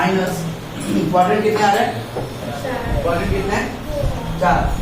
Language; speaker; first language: Hindi; native; Hindi